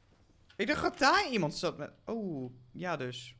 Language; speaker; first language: Dutch; native; Dutch